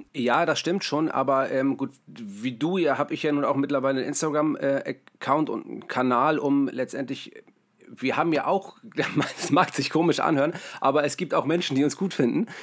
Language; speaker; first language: German; native; German